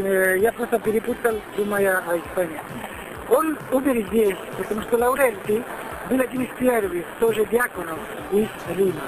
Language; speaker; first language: Russian; non-native, learner; Italian